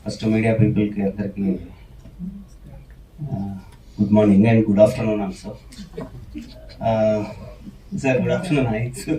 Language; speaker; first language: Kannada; non-native, learner; Telugu